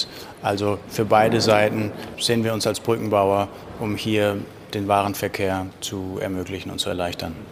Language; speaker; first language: German; native; German